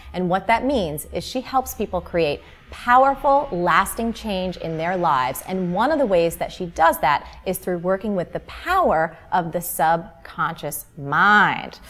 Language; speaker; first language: English; native; English